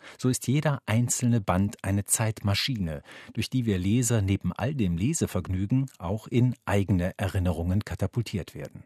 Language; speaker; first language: German; native; German